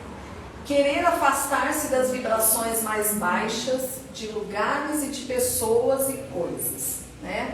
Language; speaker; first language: Portuguese; native; Portuguese